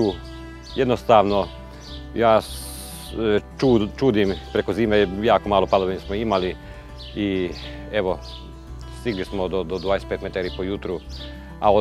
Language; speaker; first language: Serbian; non-native, local second language; Hungarian